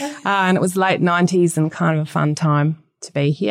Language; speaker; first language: English; native; English